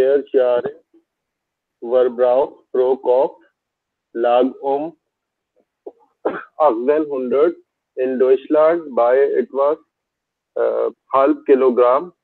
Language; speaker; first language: German; non-native, learner; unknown